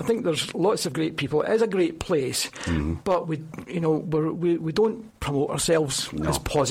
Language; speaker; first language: English; native; English